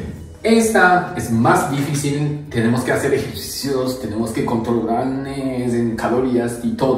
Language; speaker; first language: Spanish; non-native, learner; Japanese